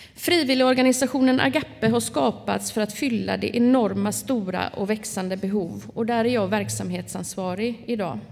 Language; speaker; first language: Swedish; native; Swedish